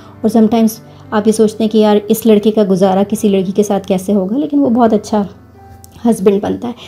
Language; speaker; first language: Urdu; native; Urdu